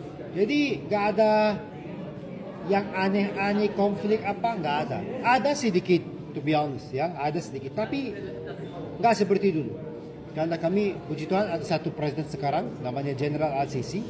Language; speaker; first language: Indonesian; non-native, fluent; Arabic